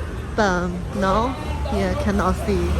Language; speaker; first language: English; non-native, learner; Chinese